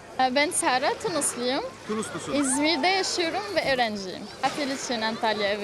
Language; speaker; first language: Turkish; non-native, learner; Arabic